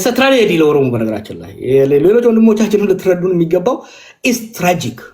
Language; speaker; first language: Amharic; non-native, local second language; Oromo